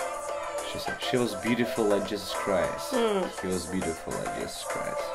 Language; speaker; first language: English; non-native, learner; Russian